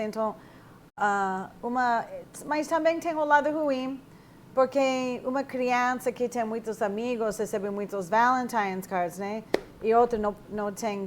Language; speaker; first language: Portuguese; non-native, fluent; English